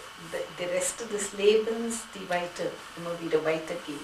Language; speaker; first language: German; non-native, fluent; Gujarati